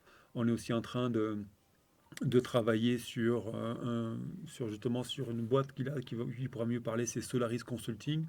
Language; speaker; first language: French; native; French